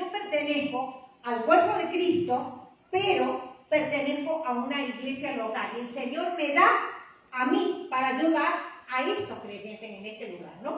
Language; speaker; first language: Spanish; native; Spanish